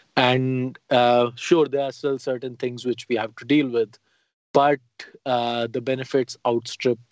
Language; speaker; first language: English; non-native, local second language; Hindi